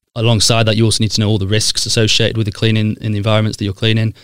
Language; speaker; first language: English; native; English